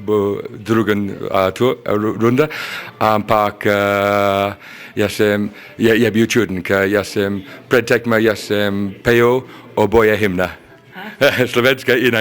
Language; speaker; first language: Slovenian; non-native, learner; English